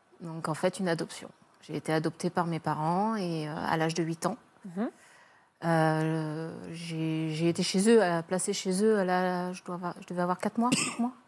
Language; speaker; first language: French; native; French